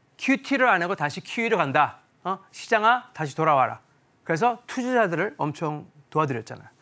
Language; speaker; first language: Korean; early bilingual, heritage; Korean